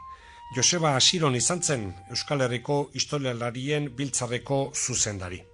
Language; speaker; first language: Basque; native; Basque